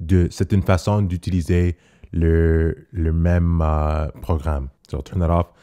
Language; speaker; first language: French; non-native, fluent; English